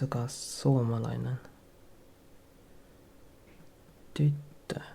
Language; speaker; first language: Finnish; non-native, learner; English